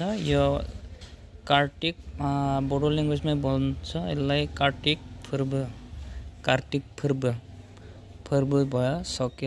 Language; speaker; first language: Nepali; non-native, local second language; Bodo